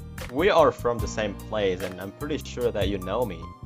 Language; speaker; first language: English; non-native, fluent; Indonesian